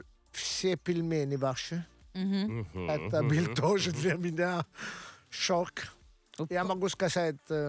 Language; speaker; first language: Russian; non-native, learner; Italian